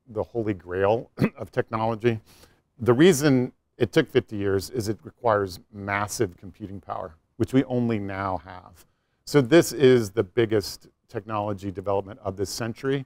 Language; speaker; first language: English; native; English